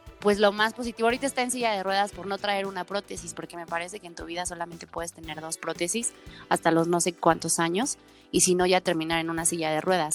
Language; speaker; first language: Spanish; native; Spanish